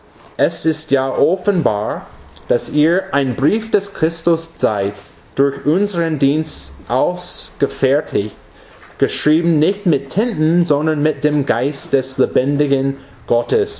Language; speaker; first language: German; non-native, fluent; English